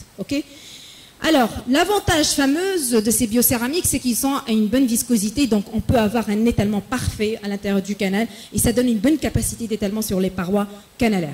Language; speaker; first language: French; non-native, local second language; Arabic